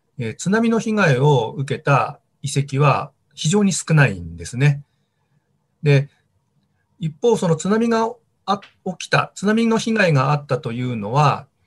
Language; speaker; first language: Japanese; native; Japanese